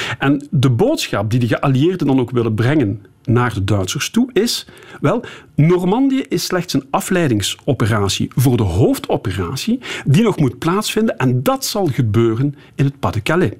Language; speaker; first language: Dutch; native; Dutch